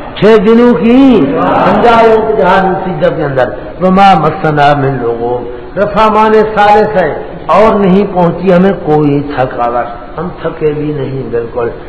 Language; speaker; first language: Urdu; non-native, local second language; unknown